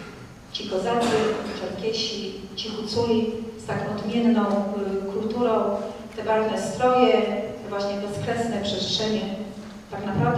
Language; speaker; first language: Polish; native; Polish